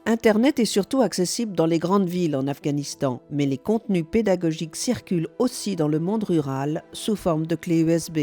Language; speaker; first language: French; native; French